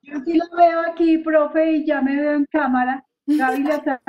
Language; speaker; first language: Spanish; native; Spanish